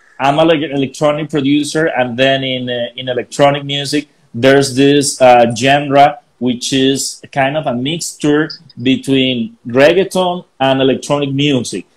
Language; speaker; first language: English; non-native, fluent; Spanish